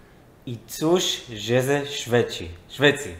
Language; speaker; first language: Polish; non-native, learner; Hebrew